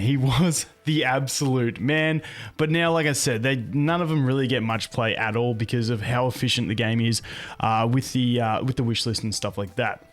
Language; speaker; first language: English; native; English